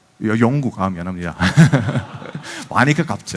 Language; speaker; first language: Korean; non-native, fluent; Dutch